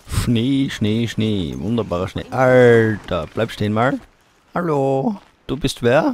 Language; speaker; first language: German; native; German